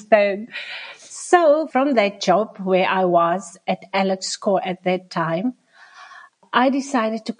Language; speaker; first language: English; non-native, local second language; Afrikaans